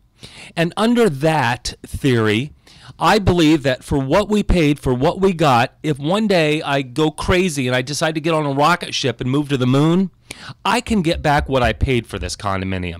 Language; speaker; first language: English; native; English